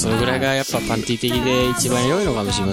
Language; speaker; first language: Japanese; native; Japanese